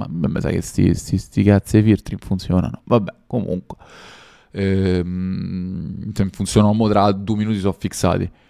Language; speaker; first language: Italian; native; Italian